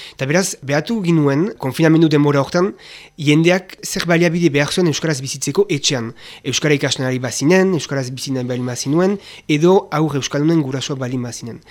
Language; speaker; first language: Basque; native; Basque